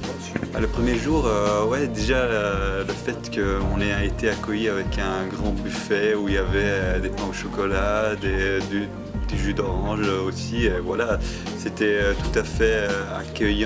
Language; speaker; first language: French; non-native, fluent; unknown